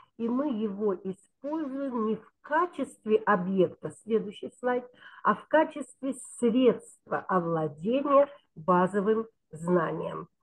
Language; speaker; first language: Russian; non-native, local second language; Kyrgyz